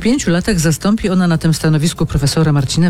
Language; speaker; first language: Polish; native; Polish